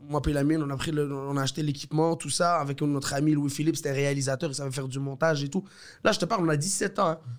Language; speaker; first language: French; early bilingual, other home language; Arabic